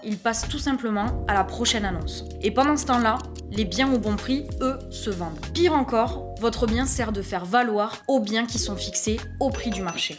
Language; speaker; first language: French; native; French